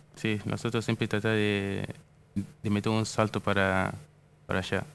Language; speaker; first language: Spanish; non-native, fluent; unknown